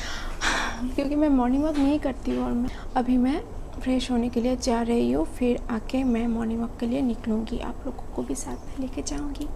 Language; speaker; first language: Hindi; non-native, local second language; Bangla